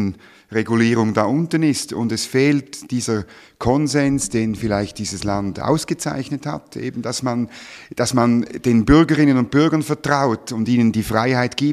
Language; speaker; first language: German; native; German